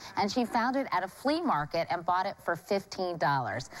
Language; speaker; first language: English; native; English